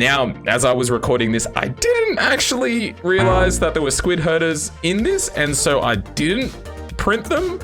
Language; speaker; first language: English; native; English